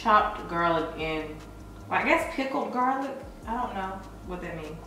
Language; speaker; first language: English; native; English